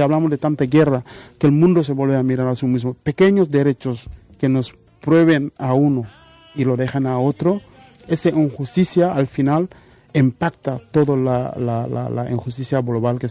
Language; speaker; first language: Spanish; non-native, fluent; Wolof